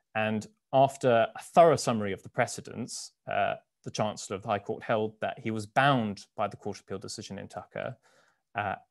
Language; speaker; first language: English; native; English